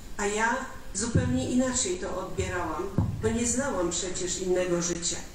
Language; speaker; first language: Polish; early bilingual, other home language; Russian